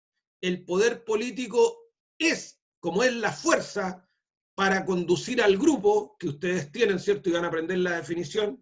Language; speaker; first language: Spanish; native; Spanish